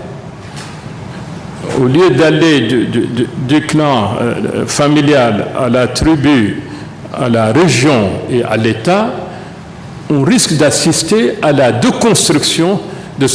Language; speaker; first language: French; non-native, local second language; Arabic